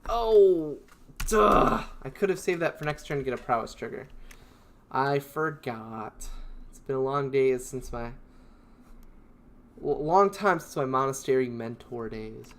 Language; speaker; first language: English; native; English